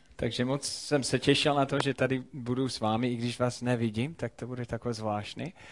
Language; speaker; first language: Czech; non-native, fluent; English